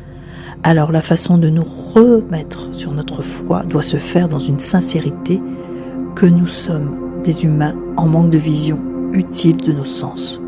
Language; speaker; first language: French; native; French